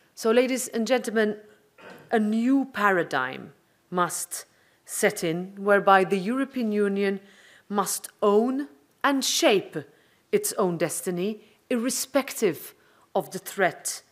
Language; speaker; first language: English; non-native, local second language; Maltese